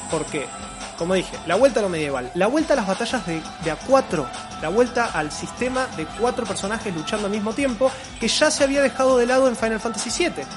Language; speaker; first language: Spanish; native; Spanish